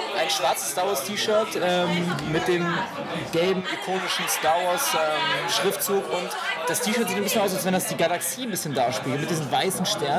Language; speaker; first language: German; native; German